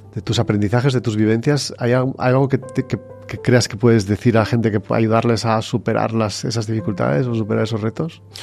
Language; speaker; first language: Spanish; native; Spanish